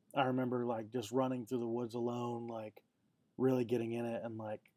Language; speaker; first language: English; native; English